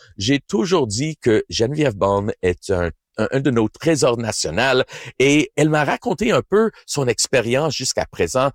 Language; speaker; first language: French; native; French